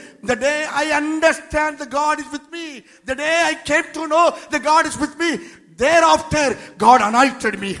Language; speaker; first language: English; non-native, local second language; Tamil